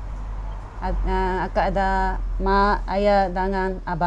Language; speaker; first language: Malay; non-native, fluent; Japanese